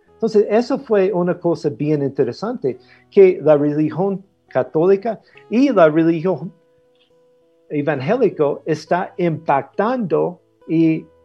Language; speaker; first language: Spanish; non-native, fluent; English